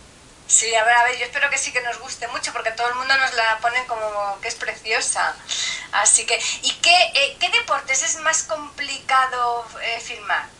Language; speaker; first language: Spanish; native; Spanish